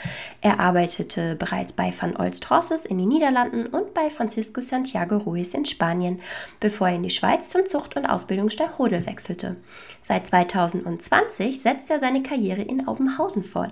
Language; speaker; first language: German; native; German